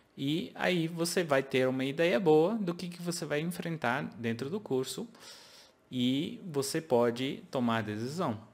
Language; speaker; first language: Portuguese; non-native, fluent; English